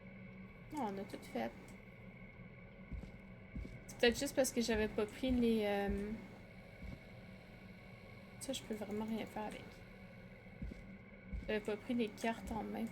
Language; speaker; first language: French; native; French